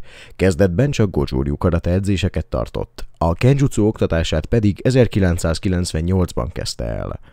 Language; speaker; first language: Hungarian; native; Hungarian